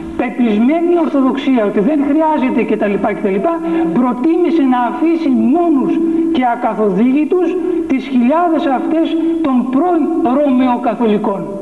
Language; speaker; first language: Greek; native; Greek